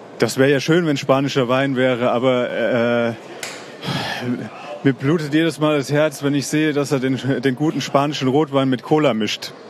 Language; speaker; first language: German; native; German